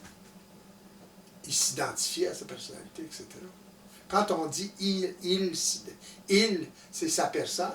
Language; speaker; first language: French; native; French